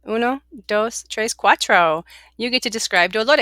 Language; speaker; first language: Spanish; non-native, fluent; English